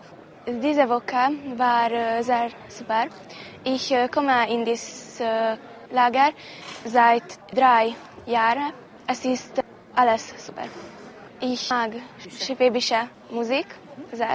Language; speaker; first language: German; non-native, learner; Hungarian